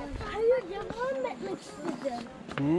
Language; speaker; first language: Turkish; early bilingual, heritage; Turkish